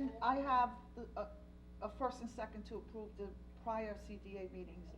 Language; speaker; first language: English; native; English